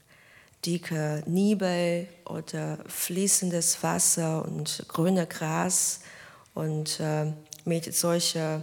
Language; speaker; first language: German; non-native, fluent; Chinese